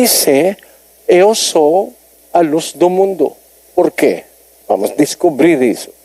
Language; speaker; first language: Portuguese; non-native, learner; Filipino